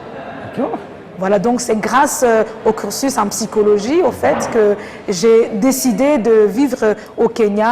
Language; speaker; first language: French; non-native, local second language; Kinyarwanda